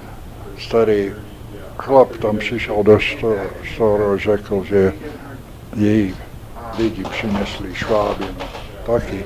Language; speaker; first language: Czech; early bilingual, heritage; Czech